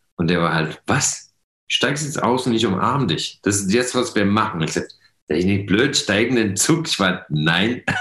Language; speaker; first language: German; non-native, fluent; English